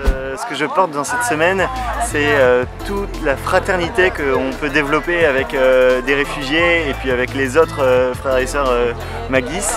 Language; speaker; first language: French; native; French